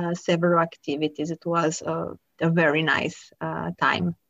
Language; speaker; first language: English; non-native, fluent; Portuguese